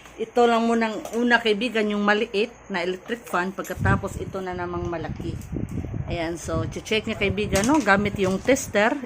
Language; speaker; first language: Filipino; native; Filipino